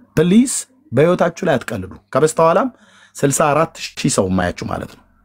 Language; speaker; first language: Amharic; native; Amharic